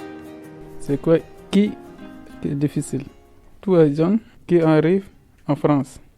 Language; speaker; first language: French; non-native, learner; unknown